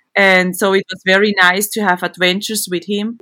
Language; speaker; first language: English; non-native, fluent; Swiss German